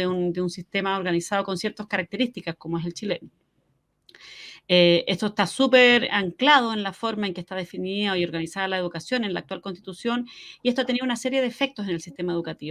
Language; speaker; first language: Spanish; native; Spanish